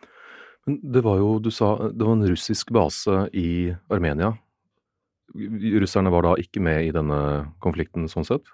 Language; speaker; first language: Norwegian; native; Norwegian